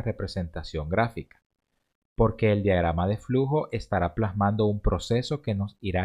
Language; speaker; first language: Spanish; native; Spanish